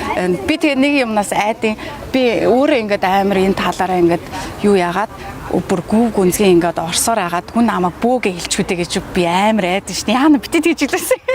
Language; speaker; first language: Mongolian; early bilingual, heritage; Mongolian